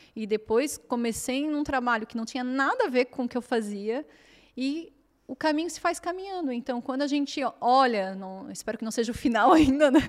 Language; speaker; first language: Portuguese; native; Portuguese